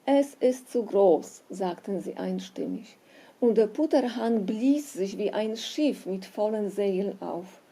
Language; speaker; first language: German; non-native, fluent; Polish